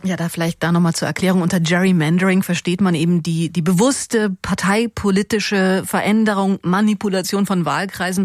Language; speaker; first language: German; native; German